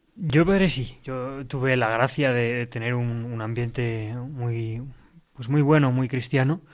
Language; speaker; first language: Spanish; native; Spanish